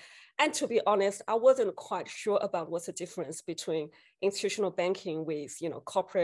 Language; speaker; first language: English; non-native, fluent; Chinese